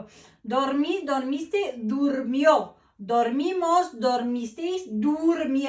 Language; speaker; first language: Spanish; non-native, fluent; Arabic